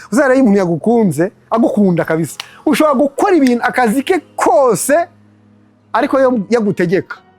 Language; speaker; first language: Kinyarwanda; native; Kinyarwanda